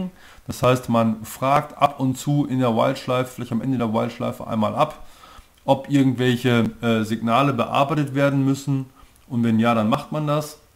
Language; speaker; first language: German; native; German